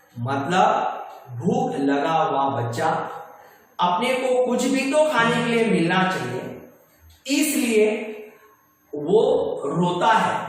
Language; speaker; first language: Hindi; non-native, local second language; Marathi